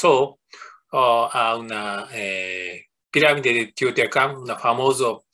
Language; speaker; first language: Spanish; non-native, fluent; Japanese